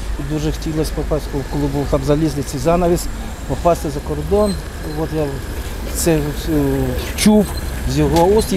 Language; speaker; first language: Ukrainian; non-native, local second language; Russian